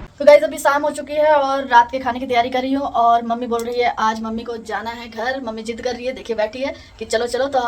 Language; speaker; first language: Hindi; non-native, local second language; Bangla